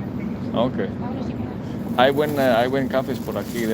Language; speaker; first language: Spanish; non-native, fluent; English